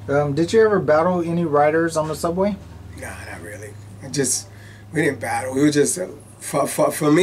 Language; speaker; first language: English; native; English